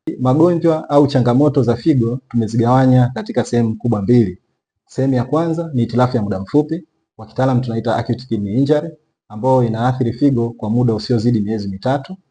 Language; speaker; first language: Swahili; native; Swahili